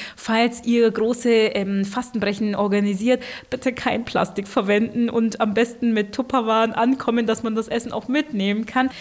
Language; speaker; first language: German; early bilingual, other home language; Turkish